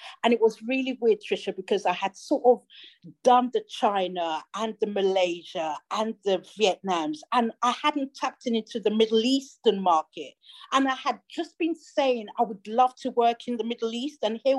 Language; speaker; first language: English; native; English